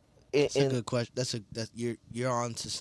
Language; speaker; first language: English; native; English